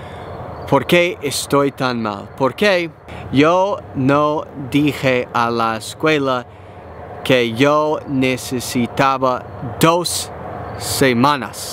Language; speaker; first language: Spanish; non-native, learner; English